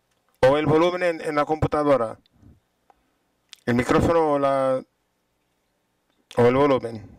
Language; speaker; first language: Spanish; non-native, fluent; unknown